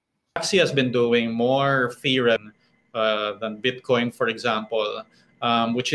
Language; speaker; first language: English; non-native, local second language; Filipino